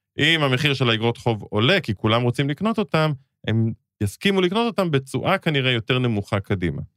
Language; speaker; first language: Hebrew; native; Hebrew